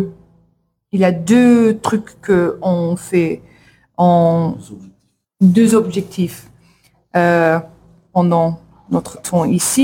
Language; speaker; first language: French; non-native, learner; English